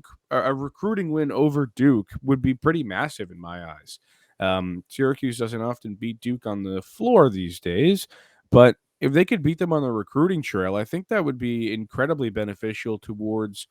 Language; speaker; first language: English; native; English